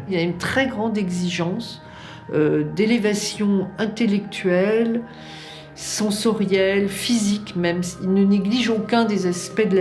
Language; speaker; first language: French; native; French